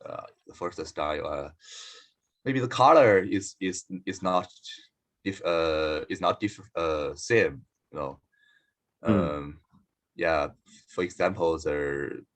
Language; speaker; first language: English; non-native, learner; Chinese